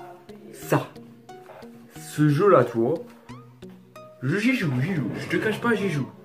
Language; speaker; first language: French; native; French